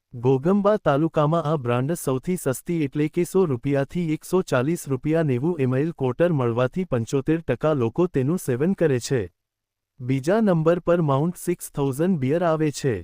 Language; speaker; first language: Gujarati; native; Gujarati